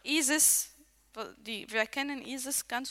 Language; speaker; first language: German; non-native, learner; Arabic